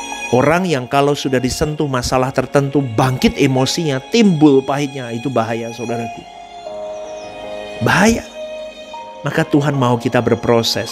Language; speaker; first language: Indonesian; native; Indonesian